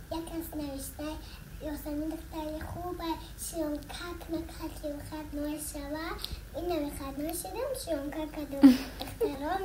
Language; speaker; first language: Tajik; native; Tajik